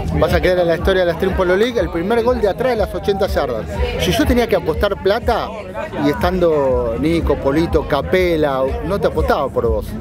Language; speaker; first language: Spanish; native; Spanish